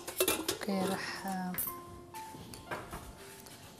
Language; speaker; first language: Arabic; native; Arabic